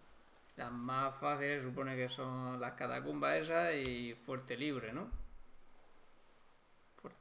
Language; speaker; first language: Spanish; native; Spanish